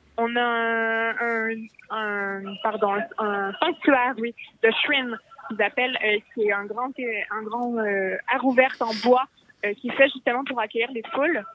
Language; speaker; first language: French; native; French